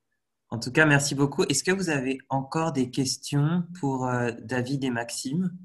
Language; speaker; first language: French; native; French